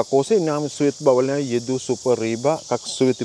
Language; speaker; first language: Russian; non-native, learner; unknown